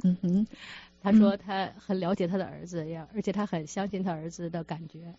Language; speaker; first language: Chinese; native; Chinese